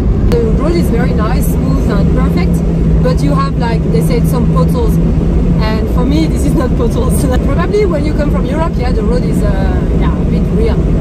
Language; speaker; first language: English; non-native, fluent; French